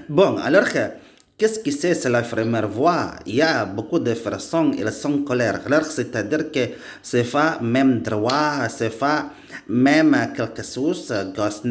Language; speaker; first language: French; non-native, learner; Indonesian